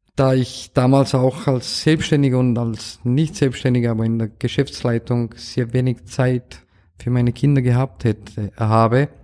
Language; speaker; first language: German; non-native, fluent; Romanian